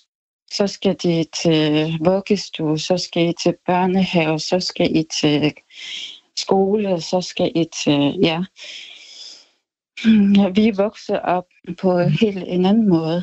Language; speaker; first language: Danish; non-native, local second language; Kalaallisut